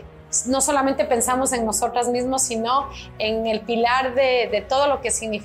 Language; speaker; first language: Spanish; native; Spanish